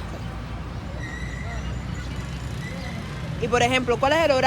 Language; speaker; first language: Spanish; native; Spanish